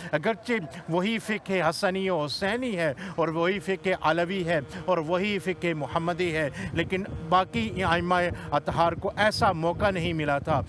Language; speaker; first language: Urdu; native; Urdu